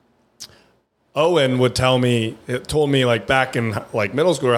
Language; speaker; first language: English; early bilingual, other home language; German